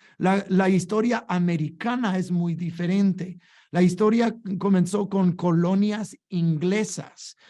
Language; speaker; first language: Spanish; non-native, fluent; English